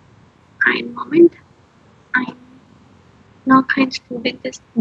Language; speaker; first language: German; non-native, fluent; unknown